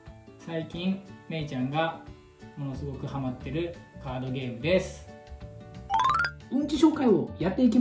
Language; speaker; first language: Japanese; native; Japanese